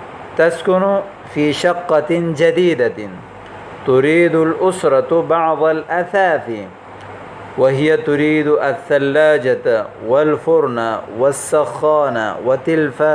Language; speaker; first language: Arabic; non-native, fluent; Urdu